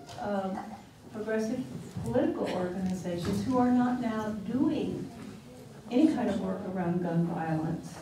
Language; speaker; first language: English; native; English